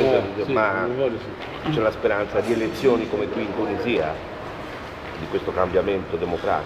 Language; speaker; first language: Italian; native; Italian